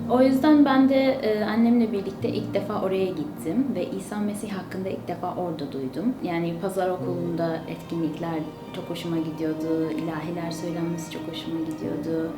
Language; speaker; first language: Turkish; early bilingual, other home language; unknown